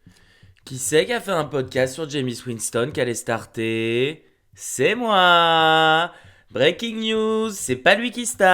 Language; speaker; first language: French; native; French